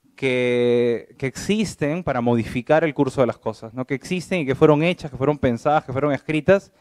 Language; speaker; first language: Spanish; native; Spanish